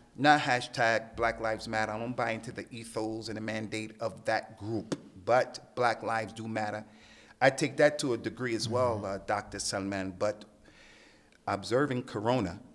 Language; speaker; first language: English; native; English